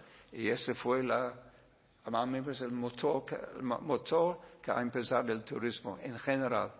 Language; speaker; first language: Spanish; non-native, learner; English